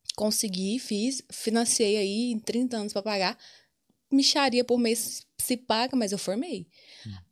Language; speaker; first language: Portuguese; native; Portuguese